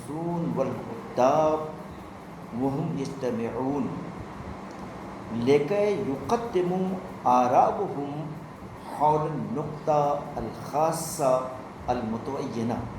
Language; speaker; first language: Arabic; non-native, fluent; Urdu